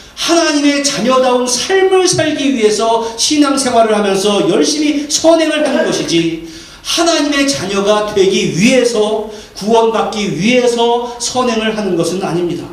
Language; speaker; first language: Korean; native; Korean